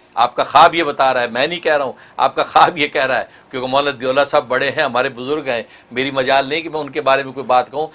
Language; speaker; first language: Urdu; native; Urdu